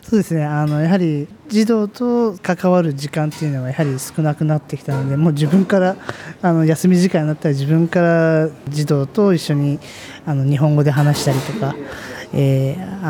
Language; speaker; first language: Japanese; native; Japanese